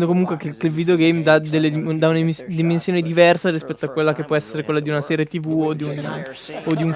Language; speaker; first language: Italian; native; Italian